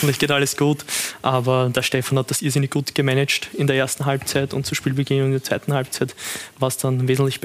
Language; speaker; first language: German; native; German